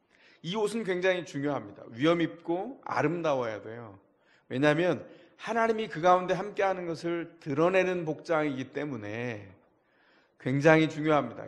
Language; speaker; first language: Korean; native; Korean